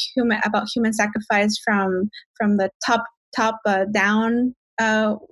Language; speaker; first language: English; non-native, fluent; Spanish